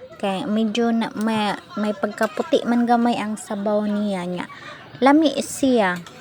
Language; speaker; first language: Cebuano; native; Cebuano